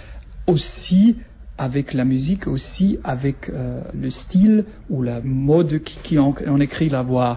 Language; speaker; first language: French; non-native, learner; German